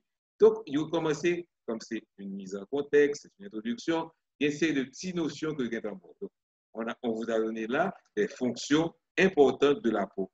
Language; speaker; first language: French; non-native, local second language; Haitian Creole